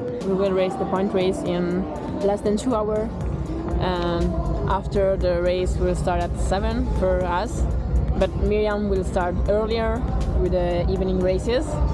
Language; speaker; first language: English; non-native, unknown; Italian